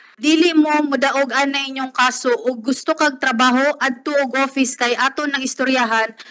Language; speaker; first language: Filipino; non-native, local second language; Cebuano